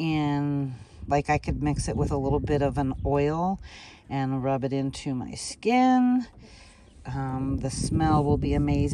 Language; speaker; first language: English; native; English